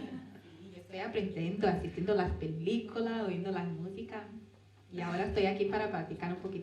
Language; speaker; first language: Spanish; non-native, learner; Portuguese